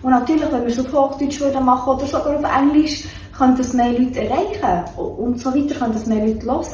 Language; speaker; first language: German; native; German